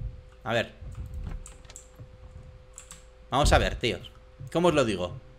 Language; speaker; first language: Spanish; native; Spanish